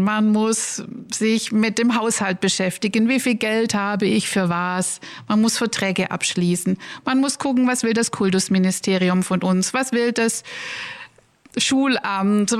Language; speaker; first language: German; native; German